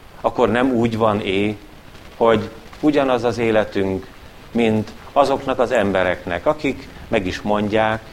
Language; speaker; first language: Hungarian; native; Hungarian